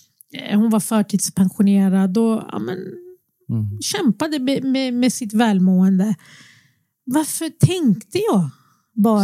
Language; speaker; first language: Swedish; early bilingual, other home language; Arabic